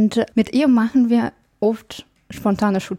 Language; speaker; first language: German; non-native, fluent; English